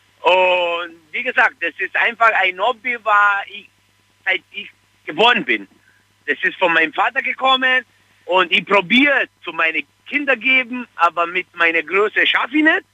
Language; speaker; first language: German; non-native, fluent; Italian